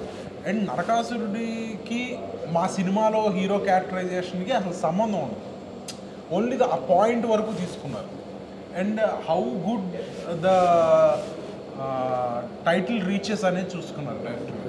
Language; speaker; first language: Telugu; native; Telugu